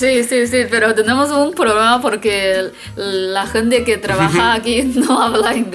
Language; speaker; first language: Spanish; non-native, fluent; Chinese